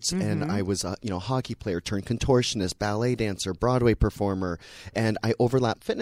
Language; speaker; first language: English; native; English